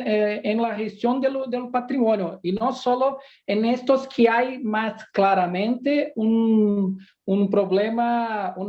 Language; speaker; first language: Spanish; non-native, fluent; Portuguese